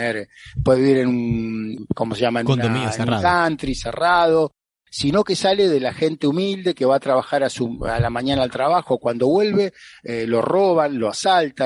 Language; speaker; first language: Spanish; native; Spanish